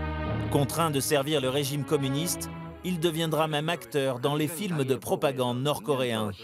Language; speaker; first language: French; native; French